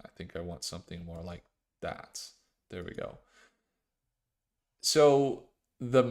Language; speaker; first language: English; native; English